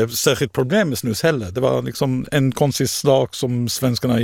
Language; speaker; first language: Swedish; non-native, fluent; Hebrew